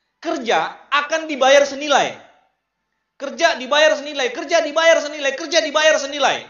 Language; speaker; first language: Indonesian; native; Indonesian